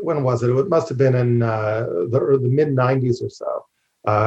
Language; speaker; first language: English; native; English